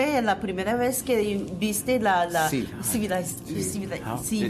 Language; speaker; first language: Spanish; non-native, fluent; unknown